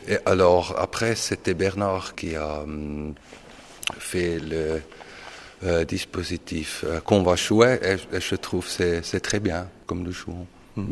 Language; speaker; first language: French; non-native, fluent; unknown